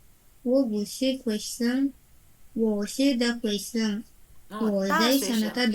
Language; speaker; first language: Chinese; non-native, learner; Indonesian